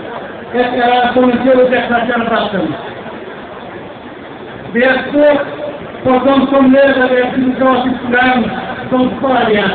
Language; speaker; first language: Swedish; non-native, fluent; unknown